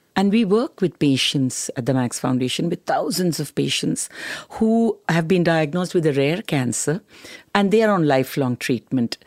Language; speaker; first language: English; non-native, local second language; Tamil